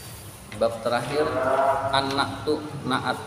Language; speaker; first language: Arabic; non-native, fluent; Indonesian